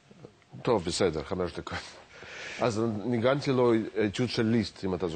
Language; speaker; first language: Hebrew; non-native, fluent; Russian